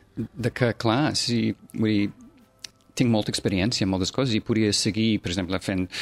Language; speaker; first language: Catalan; non-native, fluent; English